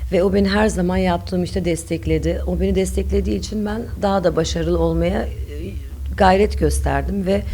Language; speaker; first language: Turkish; early bilingual, other home language; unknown